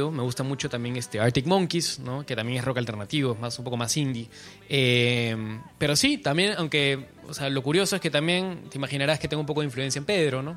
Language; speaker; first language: Spanish; native; Spanish